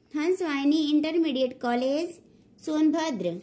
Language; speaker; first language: Hindi; native; Hindi